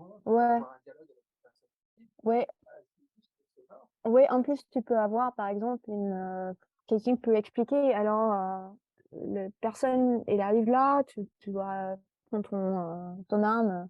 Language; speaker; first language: French; non-native, fluent; English